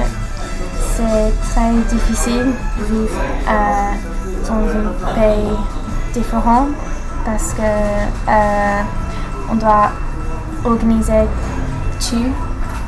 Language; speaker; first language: French; non-native, learner; English